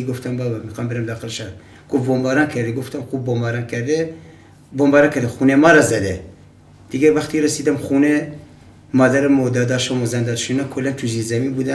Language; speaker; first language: Persian; native; Persian